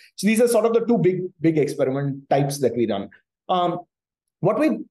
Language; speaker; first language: English; non-native, local second language; Tamil